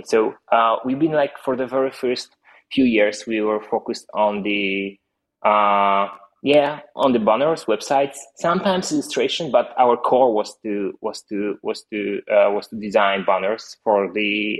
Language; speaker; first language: English; non-native, fluent; Polish